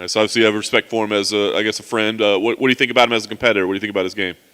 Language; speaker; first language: English; native; English